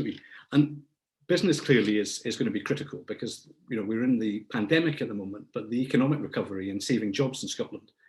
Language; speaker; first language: English; native; English